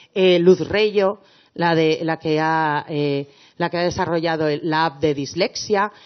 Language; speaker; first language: Spanish; native; Spanish